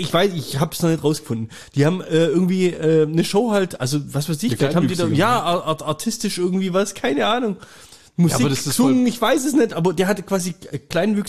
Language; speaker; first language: German; native; German